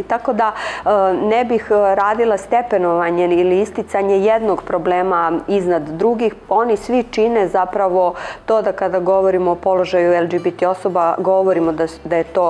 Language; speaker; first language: Serbian; native; Serbian